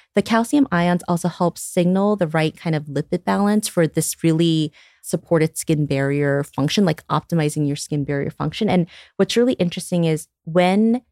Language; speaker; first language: English; early bilingual, other home language; Korean